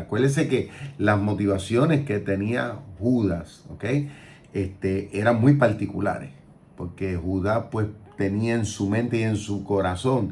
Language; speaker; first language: Spanish; native; Spanish